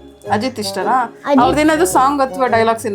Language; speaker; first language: Kannada; native; Kannada